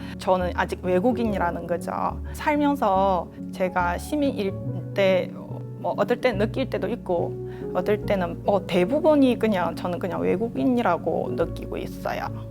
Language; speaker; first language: Korean; non-native, fluent; Chinese